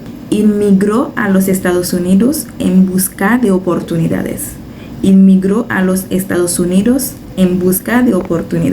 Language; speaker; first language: Spanish; non-native, fluent; Haitian Creole